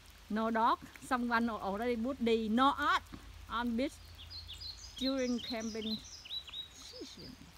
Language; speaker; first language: English; non-native, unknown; Vietnamese